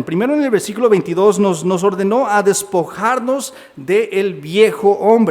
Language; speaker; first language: Spanish; native; Spanish